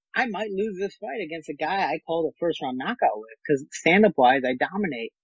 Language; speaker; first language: English; native; English